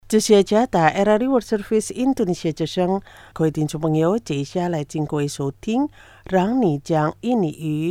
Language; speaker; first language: Chinese; non-native, fluent; Indonesian